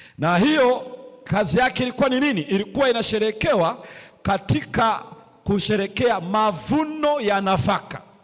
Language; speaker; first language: Swahili; native; Swahili